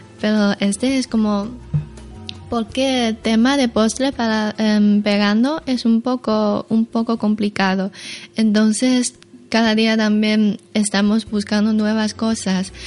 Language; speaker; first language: Spanish; non-native, learner; Chinese